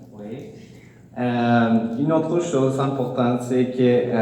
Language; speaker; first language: French; non-native, learner; Spanish